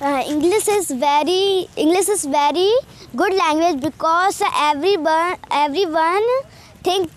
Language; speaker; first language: English; non-native, learner; Hindi